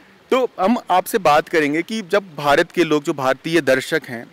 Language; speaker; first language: Hindi; native; Hindi